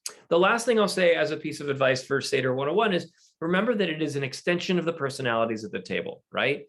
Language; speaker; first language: English; native; English